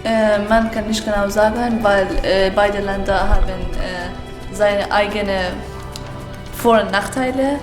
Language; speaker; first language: German; non-native, learner; Persian